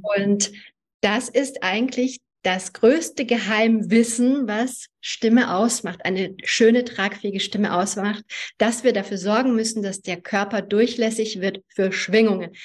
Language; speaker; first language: German; early bilingual, other home language; Hungarian